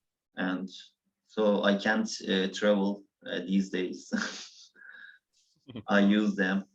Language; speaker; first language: English; non-native, learner; Turkish